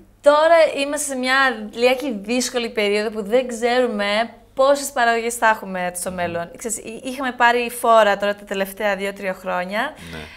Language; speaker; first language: Greek; early bilingual, heritage; Greek